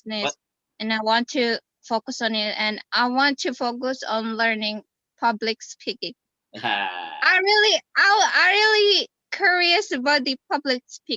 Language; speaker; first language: English; non-native, fluent; Indonesian